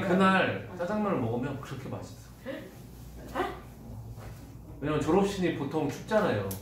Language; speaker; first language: Korean; native; Korean